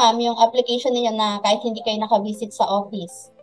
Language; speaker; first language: Filipino; native; Filipino